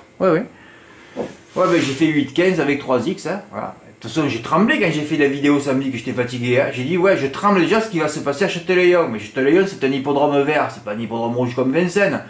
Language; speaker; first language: French; native; French